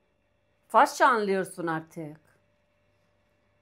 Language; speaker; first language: Turkish; non-native, learner; Persian